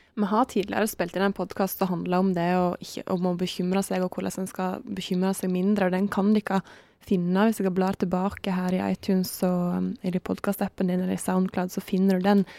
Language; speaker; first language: Norwegian; native; Norwegian